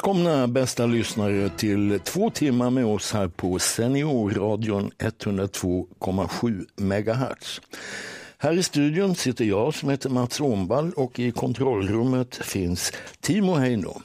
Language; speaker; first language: Swedish; native; Swedish